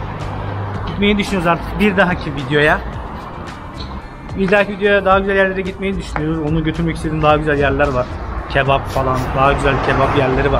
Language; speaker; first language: Turkish; native; Turkish